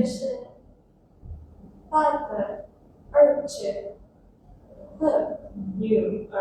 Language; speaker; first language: Chinese; non-native, learner; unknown